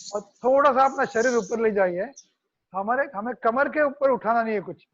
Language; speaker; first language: Hindi; non-native, local second language; Marathi